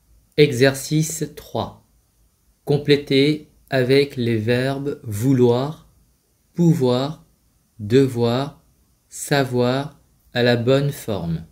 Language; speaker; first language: French; non-native, fluent; Vietnamese